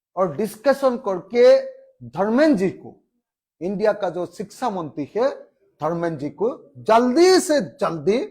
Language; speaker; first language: Hindi; non-native, local second language; Assamese